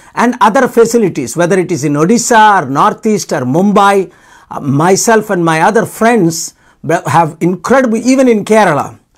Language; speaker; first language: English; non-native, local second language; Telugu